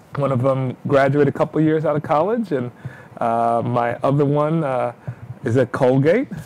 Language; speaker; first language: English; native; English